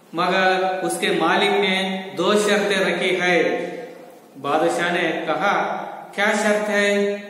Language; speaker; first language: Hindi; non-native, local second language; Kannada